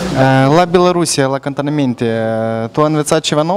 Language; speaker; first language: Romanian; non-native, local second language; Russian